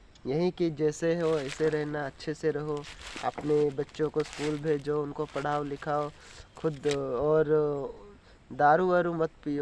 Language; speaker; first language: Hindi; non-native, local second language; Odia